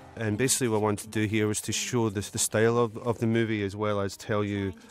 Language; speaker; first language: English; native; English